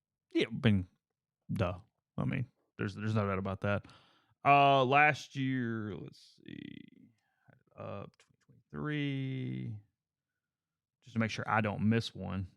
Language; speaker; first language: English; native; English